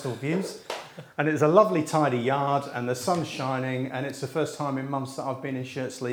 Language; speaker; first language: English; native; English